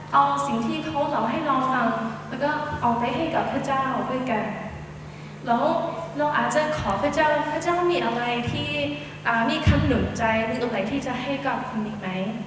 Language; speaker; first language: Thai; non-native, fluent; English